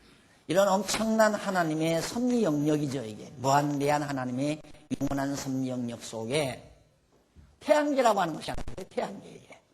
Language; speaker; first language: Korean; native; Korean